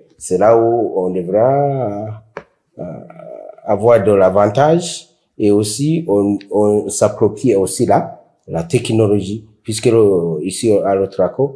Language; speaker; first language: French; non-native, local second language; Rundi